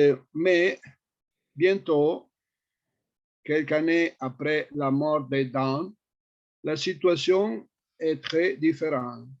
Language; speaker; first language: French; non-native, fluent; Italian